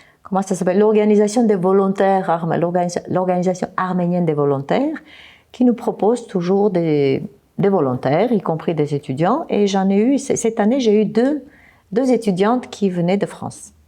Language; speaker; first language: French; non-native, fluent; Armenian